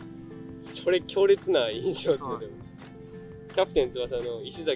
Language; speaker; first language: Japanese; native; Japanese